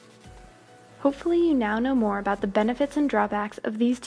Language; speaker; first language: English; native; English